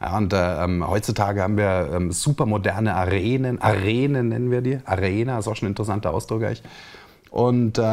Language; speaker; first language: German; native; German